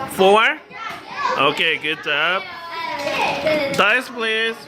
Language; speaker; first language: English; non-native, fluent; Korean